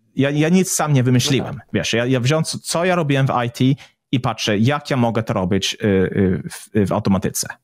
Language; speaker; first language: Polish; early bilingual, heritage; Polish